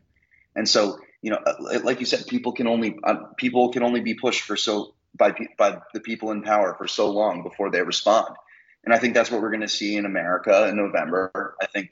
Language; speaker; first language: English; native; English